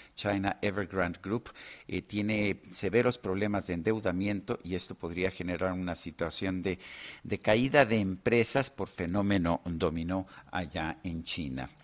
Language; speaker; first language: Spanish; native; Spanish